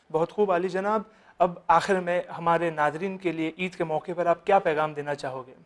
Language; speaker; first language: Urdu; native; Urdu